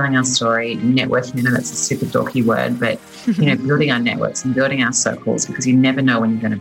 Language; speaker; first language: English; native; English